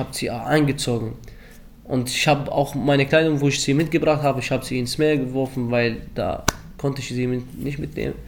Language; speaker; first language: German; early bilingual, other home language; Arabic